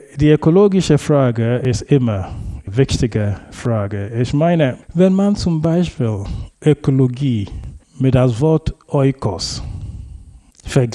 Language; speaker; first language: German; non-native, fluent; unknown